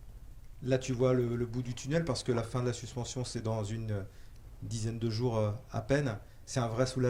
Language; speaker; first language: French; native; French